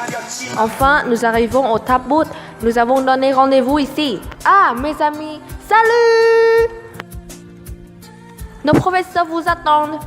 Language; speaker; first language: French; non-native, learner; Vietnamese